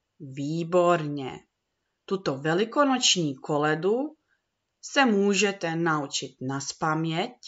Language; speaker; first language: Czech; early bilingual, heritage; Czech